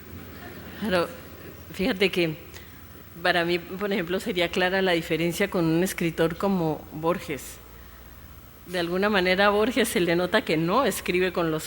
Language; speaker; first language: Spanish; native; Spanish